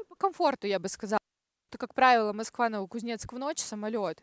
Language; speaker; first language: Russian; native; Russian